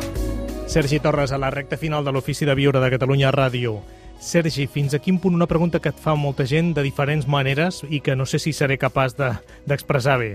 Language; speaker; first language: Catalan; native; Catalan